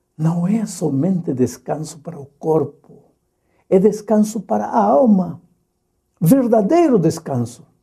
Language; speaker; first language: Portuguese; non-native, fluent; Spanish